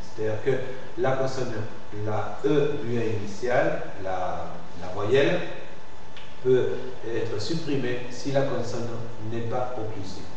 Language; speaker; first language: French; non-native, fluent; Spanish